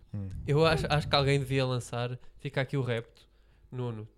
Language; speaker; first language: Portuguese; native; Portuguese